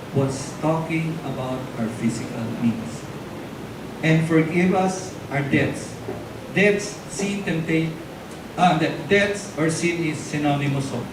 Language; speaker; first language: English; non-native, local second language; Filipino